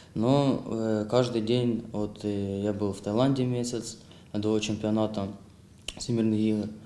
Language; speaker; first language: Russian; non-native, local second language; Ukrainian